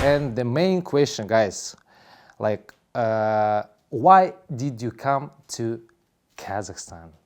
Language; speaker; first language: English; non-native, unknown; Kazakh